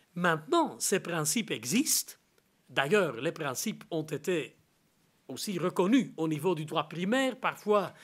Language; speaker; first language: French; non-native, local second language; Dutch